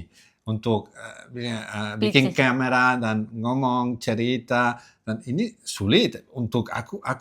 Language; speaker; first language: Indonesian; non-native, learner; Catalan